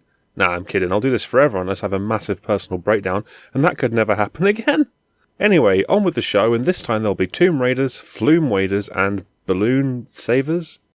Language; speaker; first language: English; native; English